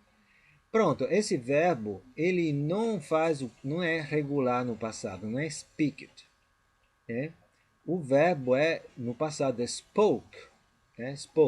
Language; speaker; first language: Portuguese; non-native, fluent; Italian